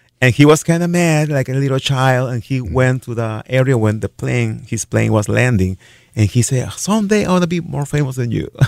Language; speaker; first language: English; non-native, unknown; Spanish